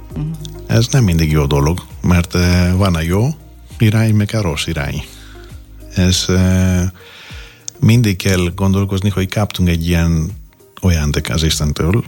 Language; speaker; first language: Hungarian; non-native, learner; Greek